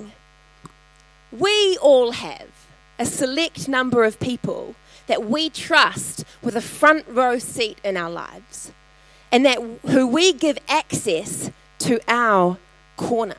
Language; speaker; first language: English; native; English